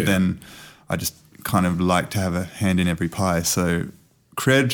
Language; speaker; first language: English; native; English